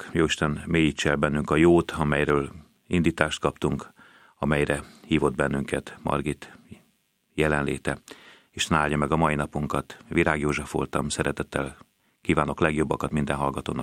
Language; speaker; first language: Hungarian; native; Hungarian